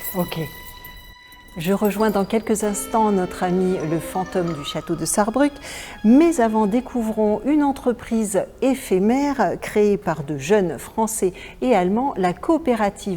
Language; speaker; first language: French; native; French